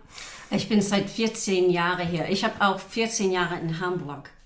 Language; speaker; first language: German; non-native, fluent; English